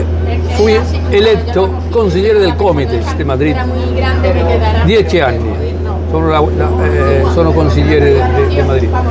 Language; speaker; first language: Italian; early bilingual, heritage; Spanish